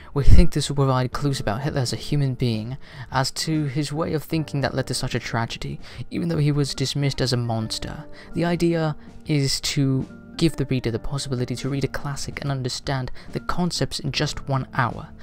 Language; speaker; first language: English; early bilingual, other home language; Spanish